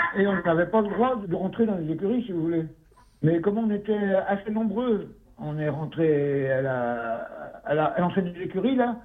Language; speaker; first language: French; native; French